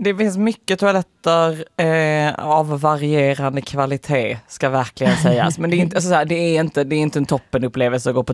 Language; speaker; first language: Swedish; native; Swedish